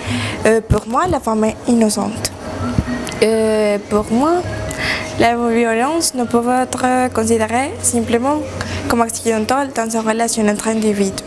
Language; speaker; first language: French; non-native, learner; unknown